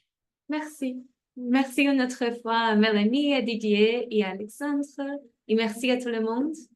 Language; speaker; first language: French; non-native, fluent; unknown